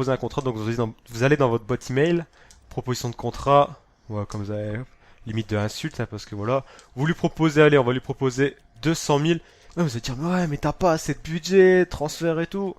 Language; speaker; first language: French; native; French